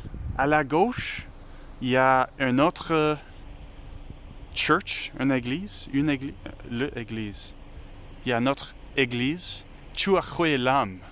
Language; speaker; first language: French; non-native, learner; English